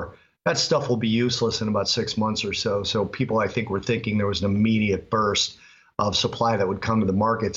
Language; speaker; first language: English; native; English